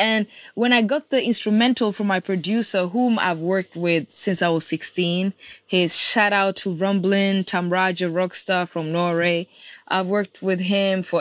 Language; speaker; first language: English; non-native, fluent; Kikuyu